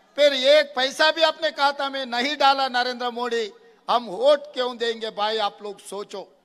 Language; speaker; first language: Hindi; non-native, local second language; Telugu